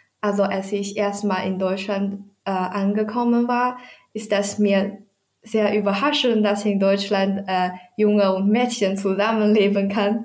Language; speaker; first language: German; non-native, learner; Chinese